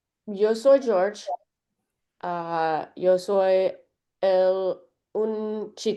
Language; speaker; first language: Spanish; non-native, learner; English